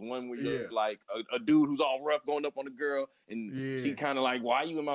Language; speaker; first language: English; native; English